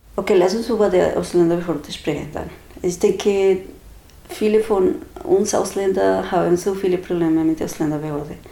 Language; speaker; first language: German; non-native, fluent; Spanish